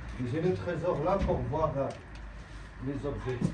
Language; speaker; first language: French; non-native, learner; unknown